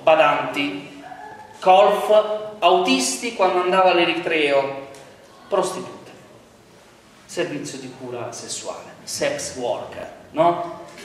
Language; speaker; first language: Italian; native; Italian